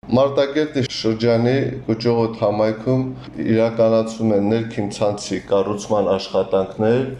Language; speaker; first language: Armenian; native; Armenian